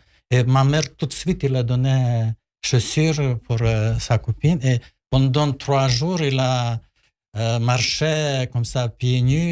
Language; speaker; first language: French; non-native, learner; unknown